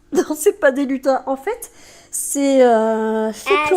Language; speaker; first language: French; native; French